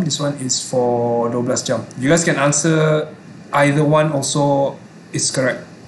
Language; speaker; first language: English; non-native, local second language; Malay